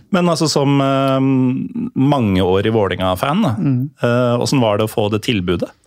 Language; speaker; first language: Norwegian; native; Norwegian